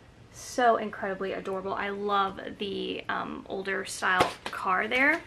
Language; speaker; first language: English; native; English